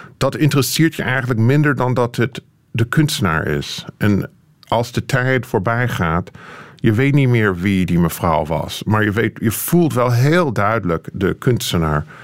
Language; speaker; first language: Dutch; non-native, fluent; English